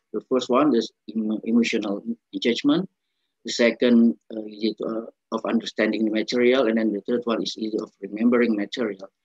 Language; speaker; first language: English; non-native, learner; Indonesian